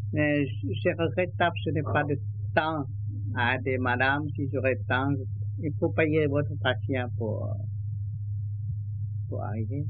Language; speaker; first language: French; non-native, learner; Vietnamese